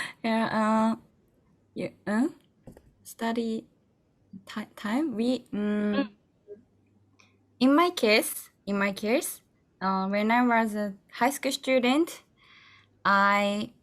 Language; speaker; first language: English; non-native, learner; Japanese